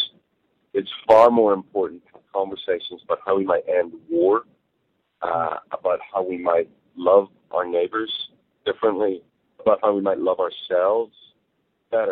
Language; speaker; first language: English; native; English